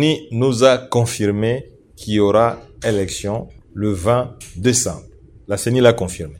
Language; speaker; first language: French; non-native, local second language; Swahili